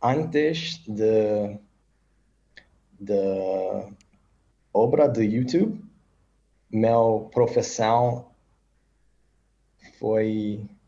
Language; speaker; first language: Portuguese; non-native, learner; English